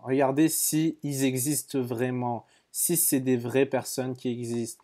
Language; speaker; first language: French; native; French